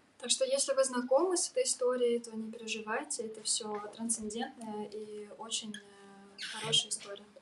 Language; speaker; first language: Russian; native; Russian